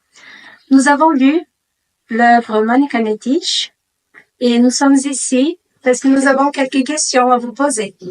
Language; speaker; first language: French; non-native, fluent; Portuguese